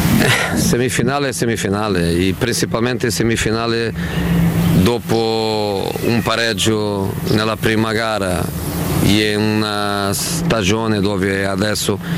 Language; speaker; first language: Italian; non-native, fluent; Portuguese